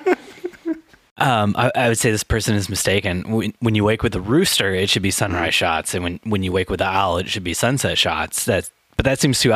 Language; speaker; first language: English; native; English